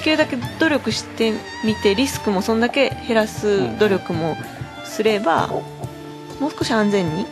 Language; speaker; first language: Japanese; native; Japanese